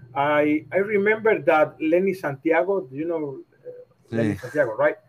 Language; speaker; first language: English; non-native, learner; Spanish